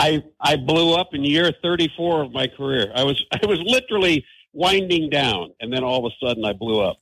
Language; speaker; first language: English; native; English